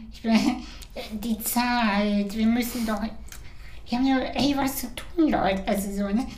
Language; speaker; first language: German; early bilingual, other home language; Russian